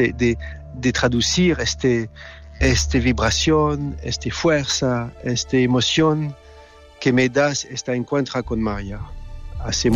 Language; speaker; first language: Spanish; non-native, learner; French